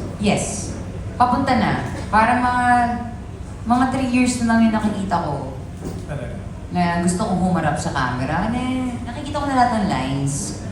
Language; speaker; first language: Filipino; native; Filipino